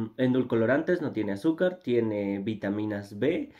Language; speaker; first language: Spanish; native; Spanish